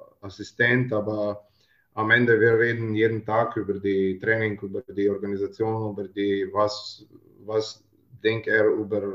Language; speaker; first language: German; non-native, learner; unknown